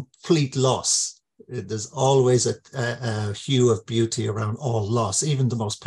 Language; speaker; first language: English; native; English